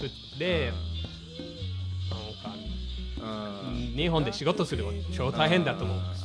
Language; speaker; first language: Japanese; non-native, fluent; English